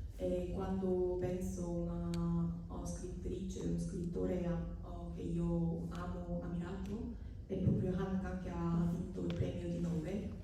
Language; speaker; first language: Italian; non-native, fluent; Korean